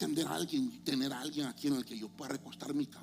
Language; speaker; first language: Spanish; native; Spanish